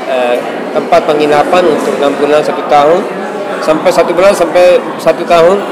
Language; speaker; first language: Indonesian; non-native, fluent; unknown